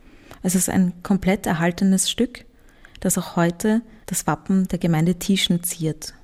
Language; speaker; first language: German; native; German